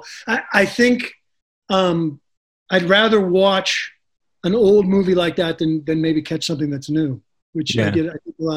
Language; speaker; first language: English; native; English